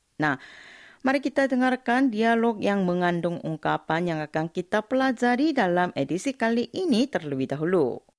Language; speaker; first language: Indonesian; non-native, fluent; Korean